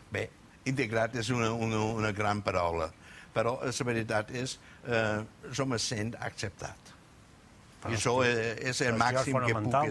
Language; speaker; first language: Catalan; non-native, fluent; German